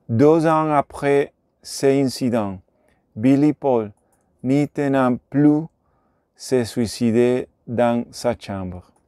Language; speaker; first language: French; non-native, learner; Spanish